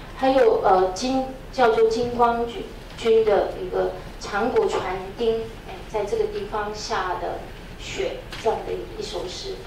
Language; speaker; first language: Chinese; non-native, fluent; Korean